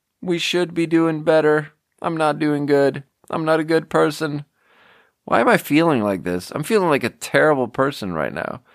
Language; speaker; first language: English; native; English